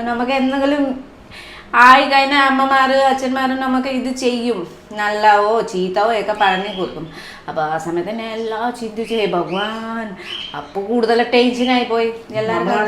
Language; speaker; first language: Malayalam; non-native, fluent; Nepali